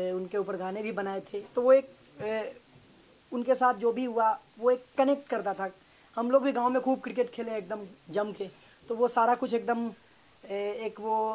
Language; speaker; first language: Hindi; native; Hindi